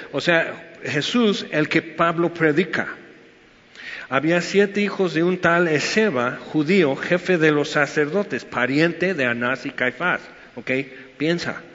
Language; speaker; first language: Spanish; non-native, fluent; English